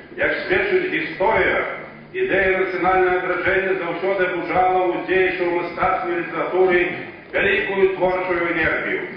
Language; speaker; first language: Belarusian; native; Belarusian